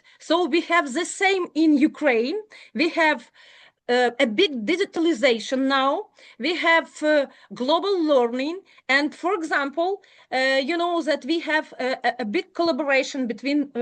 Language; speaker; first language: English; non-native, learner; Ukrainian